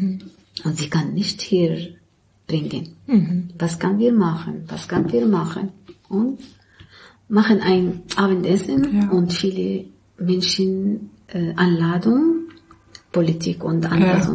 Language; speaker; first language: German; non-native, learner; Arabic